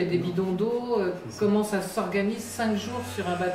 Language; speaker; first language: French; native; French